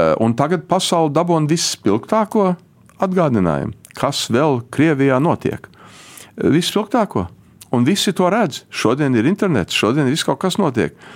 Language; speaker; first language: Latvian; early bilingual, heritage; Latvian